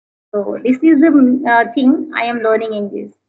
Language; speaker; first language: English; non-native, learner; Hindi